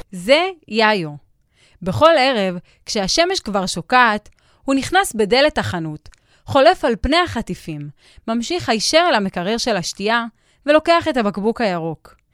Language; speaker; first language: Hebrew; native; Hebrew